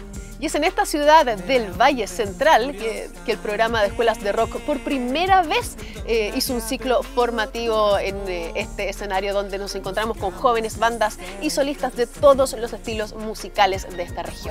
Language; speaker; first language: Spanish; native; Spanish